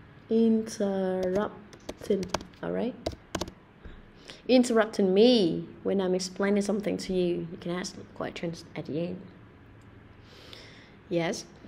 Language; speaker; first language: English; non-native, fluent; Vietnamese